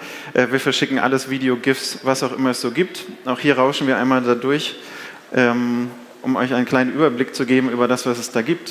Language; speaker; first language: German; native; German